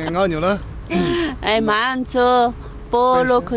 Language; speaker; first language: Italian; non-native, learner; Chinese